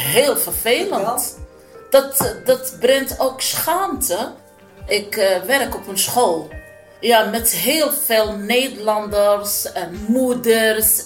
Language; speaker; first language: Dutch; non-native, learner; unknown